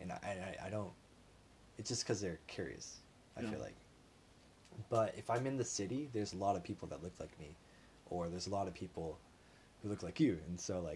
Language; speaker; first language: English; native; English